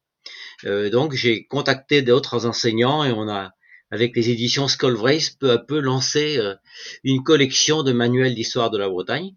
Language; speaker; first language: French; native; French